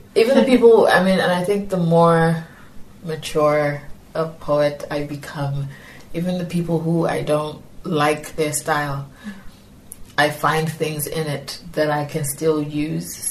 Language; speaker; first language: English; non-native, local second language; Yoruba